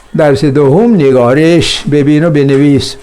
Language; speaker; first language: Persian; non-native, fluent; Urdu